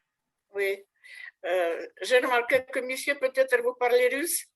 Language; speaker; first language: French; non-native, fluent; Russian